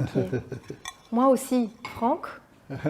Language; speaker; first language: French; non-native, local second language; Dutch